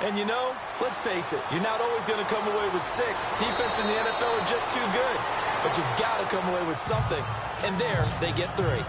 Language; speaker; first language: English; native; English